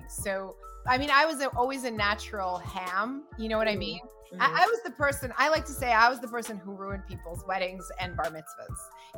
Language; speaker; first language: English; early bilingual, other home language; Russian